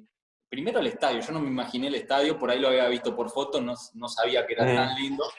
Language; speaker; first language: Spanish; native; Spanish